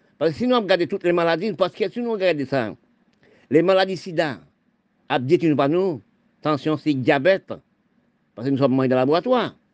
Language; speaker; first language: French; non-native, local second language; Haitian Creole